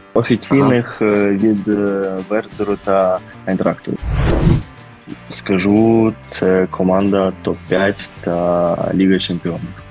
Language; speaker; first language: Ukrainian; early bilingual, heritage; Ukrainian